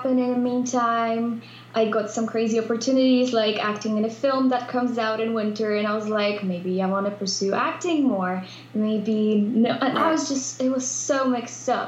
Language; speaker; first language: English; non-native, fluent; Polish